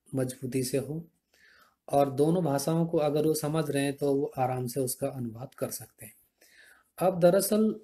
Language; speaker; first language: Hindi; native; Hindi